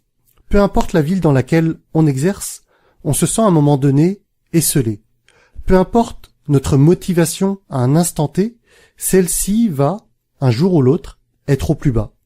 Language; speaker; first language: French; native; French